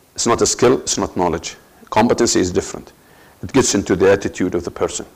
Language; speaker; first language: English; non-native, fluent; Arabic